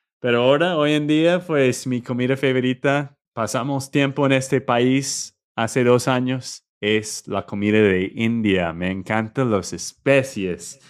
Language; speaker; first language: Spanish; non-native, learner; English